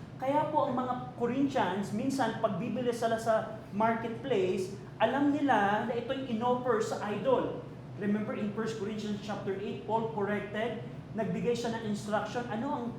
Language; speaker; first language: Filipino; native; Filipino